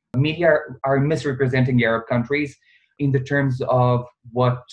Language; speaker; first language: English; non-native, fluent; Bosnian